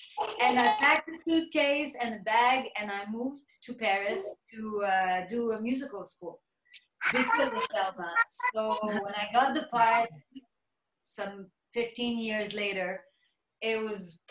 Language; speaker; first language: English; non-native, local second language; French